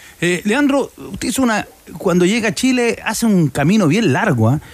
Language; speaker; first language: Spanish; native; Spanish